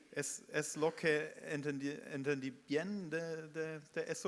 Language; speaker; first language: Spanish; non-native, fluent; German